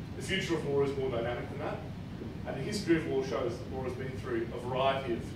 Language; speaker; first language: English; native; English